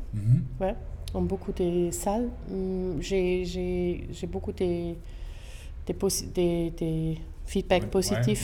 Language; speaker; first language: French; non-native, local second language; German